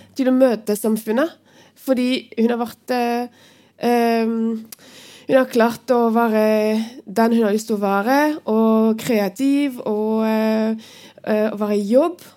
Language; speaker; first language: Norwegian; non-native, fluent; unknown